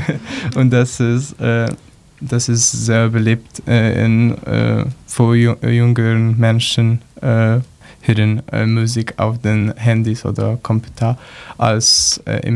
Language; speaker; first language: German; non-native, learner; Polish